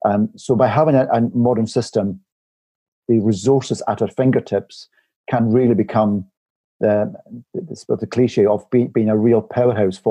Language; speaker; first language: English; native; English